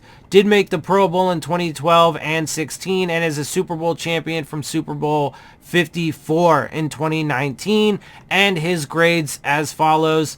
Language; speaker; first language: English; native; English